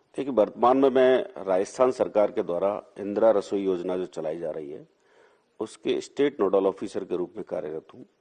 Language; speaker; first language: Hindi; native; Hindi